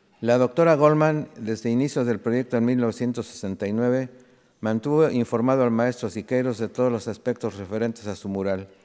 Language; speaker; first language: Spanish; native; Spanish